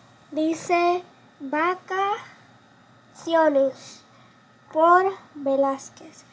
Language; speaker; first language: Spanish; early bilingual, heritage; Spanish